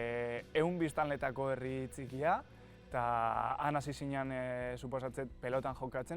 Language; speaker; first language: Basque; native; Basque